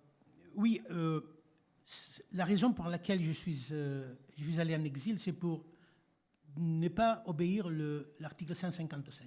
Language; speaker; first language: French; non-native, fluent; Catalan